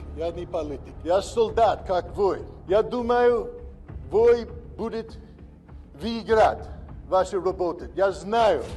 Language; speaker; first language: Russian; non-native, learner; English